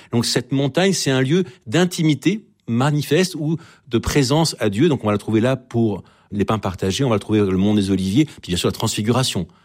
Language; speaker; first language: French; native; French